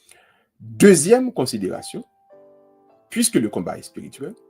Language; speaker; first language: French; non-native, local second language; Haitian Creole